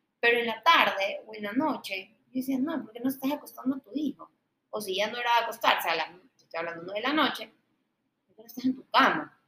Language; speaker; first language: Spanish; native; Spanish